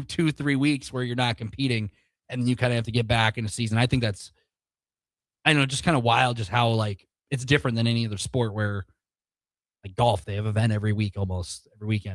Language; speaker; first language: English; native; English